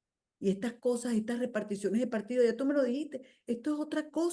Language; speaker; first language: Spanish; native; Spanish